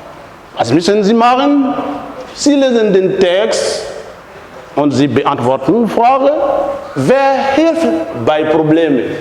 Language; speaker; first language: German; non-native, fluent; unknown